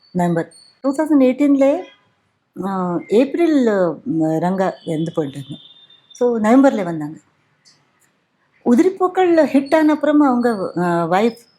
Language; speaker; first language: Tamil; non-native, fluent; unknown